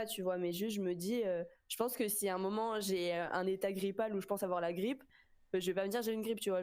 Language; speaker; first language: French; native; French